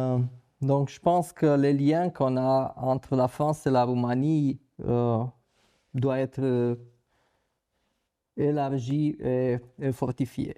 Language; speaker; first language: French; non-native, fluent; Romanian